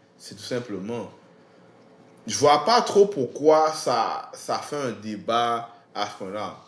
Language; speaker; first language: French; native; French